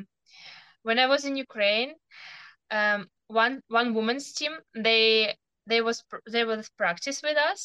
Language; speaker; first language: English; non-native, learner; Ukrainian